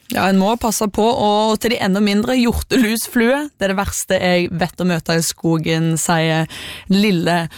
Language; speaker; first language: Norwegian; native; Norwegian